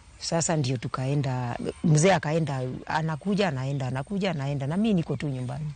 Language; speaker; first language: Swahili; non-native, local second language; Luo (Kenya and Tanzania)